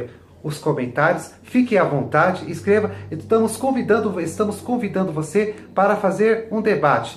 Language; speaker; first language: Portuguese; native; Portuguese